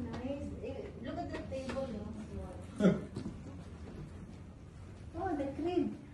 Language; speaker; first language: English; non-native, local second language; Filipino